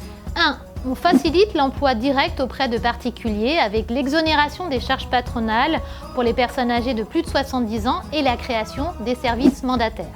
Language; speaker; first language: French; native; French